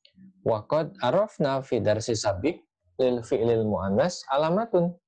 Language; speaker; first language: Arabic; non-native, fluent; Indonesian